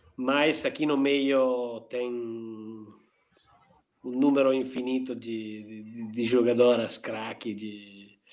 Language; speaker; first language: Portuguese; non-native, fluent; Italian